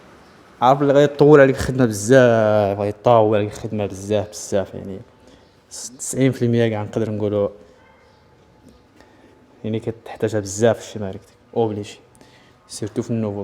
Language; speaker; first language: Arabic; native; Arabic